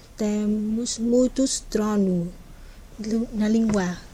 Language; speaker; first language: Portuguese; non-native, learner; Vietnamese